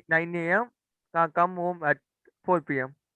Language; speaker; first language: English; non-native, learner; Tamil